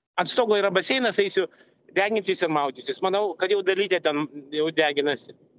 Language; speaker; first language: Lithuanian; non-native, local second language; Russian